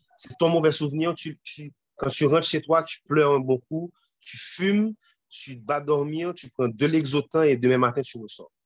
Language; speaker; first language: French; non-native, local second language; Haitian Creole